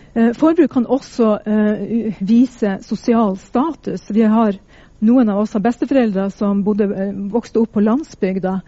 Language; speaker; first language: Norwegian; native; Norwegian